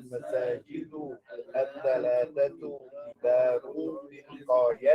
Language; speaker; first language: Arabic; non-native, learner; English